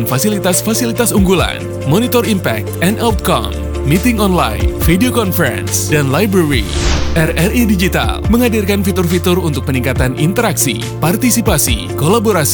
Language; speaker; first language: Indonesian; native; Indonesian